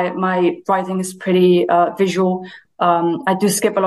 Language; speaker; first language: English; early bilingual, other home language; German